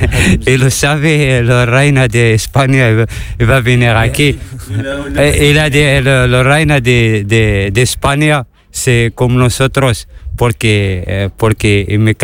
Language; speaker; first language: Spanish; non-native, learner; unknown